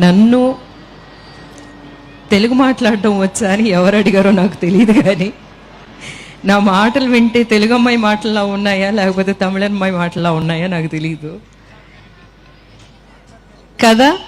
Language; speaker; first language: Telugu; early bilingual, heritage; Telugu